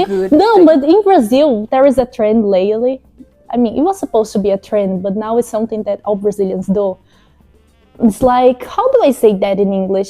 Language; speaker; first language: English; non-native, fluent; Portuguese